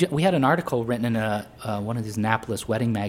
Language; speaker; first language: English; native; English